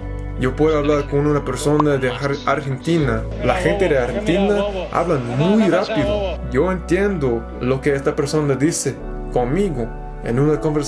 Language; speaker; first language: Spanish; early bilingual, heritage; English